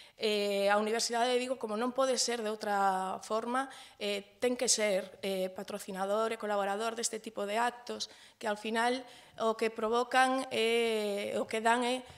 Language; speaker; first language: Galician; non-native, local second language; Spanish